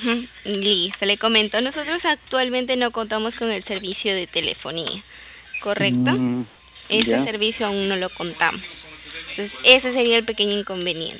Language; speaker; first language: Spanish; native; Spanish